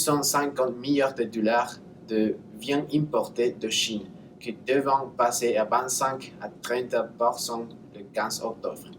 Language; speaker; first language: French; non-native, learner; English